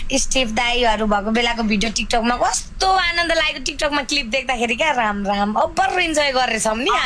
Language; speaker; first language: Nepali; non-native, local second language; Rana Tharu